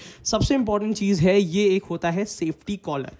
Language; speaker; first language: Hindi; native; Hindi